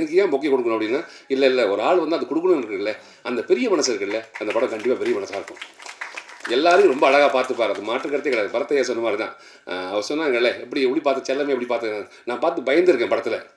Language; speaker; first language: Tamil; native; Tamil